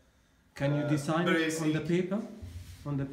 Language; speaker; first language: English; non-native, learner; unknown